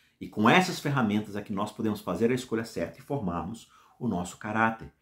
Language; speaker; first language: Portuguese; native; Portuguese